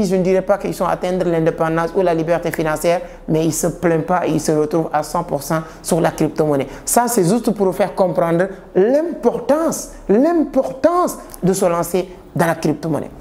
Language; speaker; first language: French; non-native, local second language; Wolof